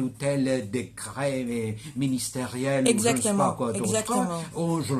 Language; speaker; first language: French; non-native, fluent; Greek